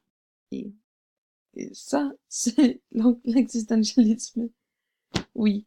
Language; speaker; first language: French; non-native, learner; English